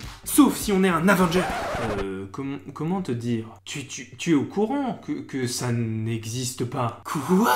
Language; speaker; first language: French; native; French